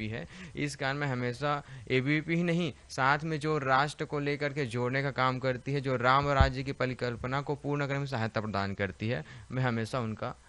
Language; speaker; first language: Hindi; native; Hindi